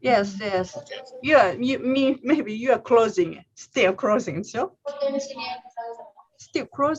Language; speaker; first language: English; non-native, learner; Japanese